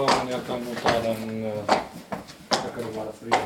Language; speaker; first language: Swedish; early bilingual, other home language; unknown